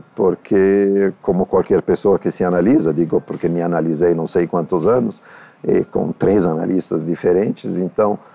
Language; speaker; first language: Portuguese; non-native, fluent; Italian